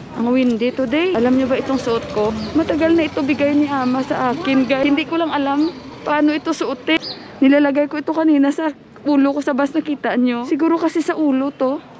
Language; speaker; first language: Filipino; native; Filipino